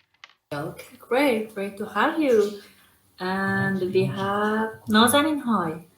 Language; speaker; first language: English; non-native, fluent; Persian